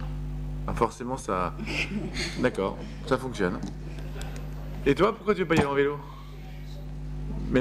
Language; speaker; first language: French; native; French